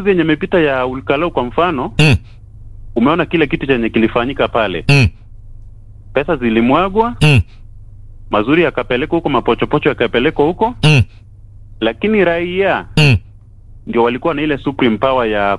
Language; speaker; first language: Swahili; non-native, local second language; Gusii